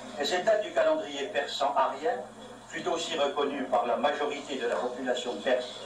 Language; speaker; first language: French; native; French